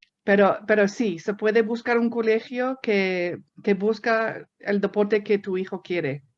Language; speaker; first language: Spanish; non-native, fluent; English